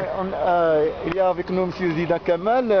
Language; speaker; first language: French; non-native, local second language; Arabic